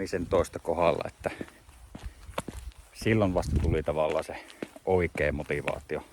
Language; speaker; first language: Finnish; native; Finnish